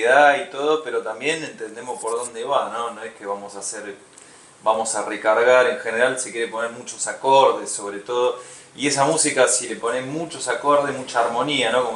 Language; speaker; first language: Spanish; native; Spanish